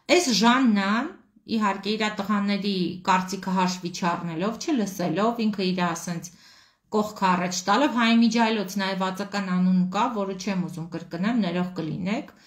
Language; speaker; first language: Armenian; native; Armenian